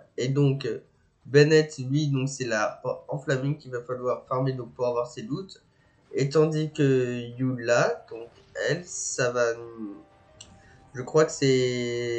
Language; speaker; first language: French; native; French